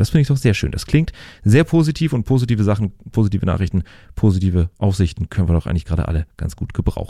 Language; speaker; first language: German; native; German